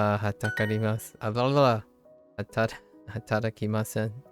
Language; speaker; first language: Japanese; non-native, learner; English